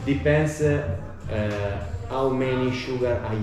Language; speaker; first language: English; non-native, learner; Italian